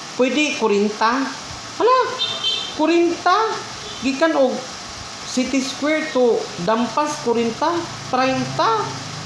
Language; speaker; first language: Cebuano; native; Cebuano